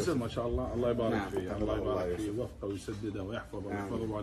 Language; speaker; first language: Arabic; native; Arabic